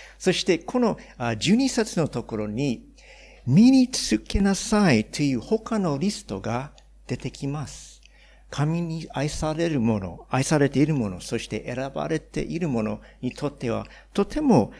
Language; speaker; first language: Japanese; non-native, fluent; English